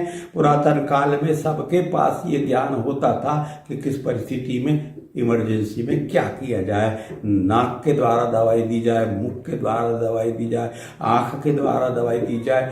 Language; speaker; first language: Hindi; native; Hindi